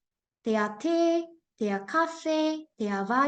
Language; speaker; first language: German; non-native, fluent; Korean